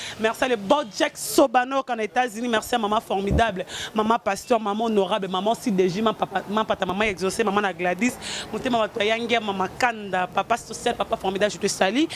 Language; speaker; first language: French; non-native, local second language; Lingala